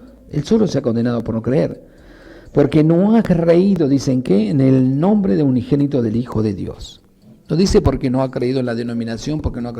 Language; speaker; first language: Spanish; native; Spanish